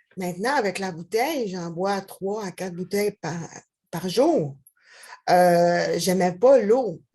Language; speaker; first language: French; native; French